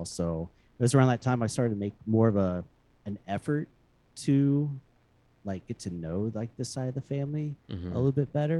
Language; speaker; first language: English; native; English